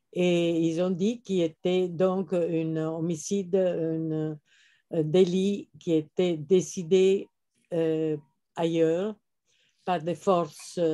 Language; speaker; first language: French; non-native, fluent; Italian